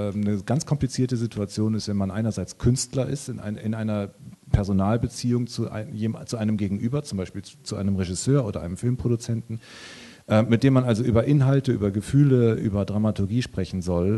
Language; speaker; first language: German; native; German